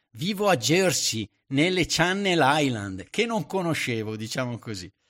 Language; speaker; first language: Italian; native; Italian